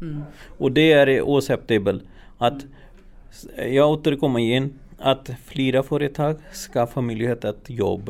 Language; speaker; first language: Swedish; non-native, fluent; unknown